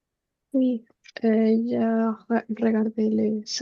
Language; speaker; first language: French; non-native, learner; Spanish